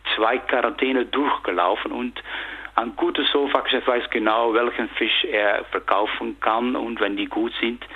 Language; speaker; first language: German; non-native, fluent; Dutch